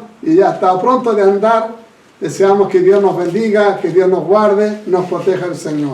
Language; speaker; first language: Spanish; native; Spanish